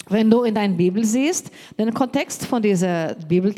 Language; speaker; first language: German; non-native, learner; Portuguese